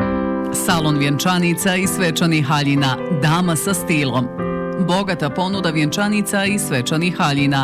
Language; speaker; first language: Bosnian; native; Bosnian